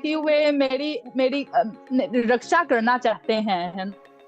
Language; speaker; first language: Hindi; non-native, fluent; Chinese